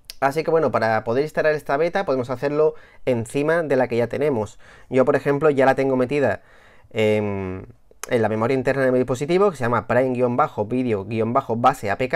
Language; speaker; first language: Spanish; native; Spanish